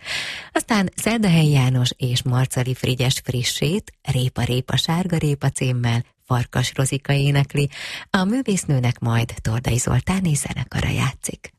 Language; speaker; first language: Hungarian; native; Hungarian